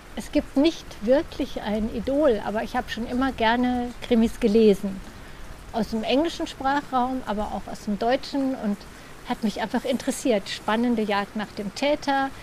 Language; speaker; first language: German; native; German